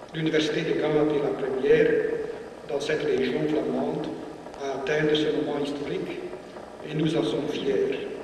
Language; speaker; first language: French; non-native, fluent; Dutch